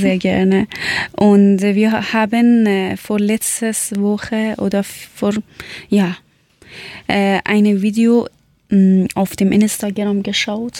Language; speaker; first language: German; non-native, learner; Persian